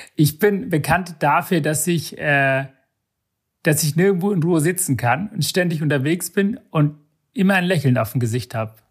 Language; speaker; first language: German; non-native, fluent; Sinhala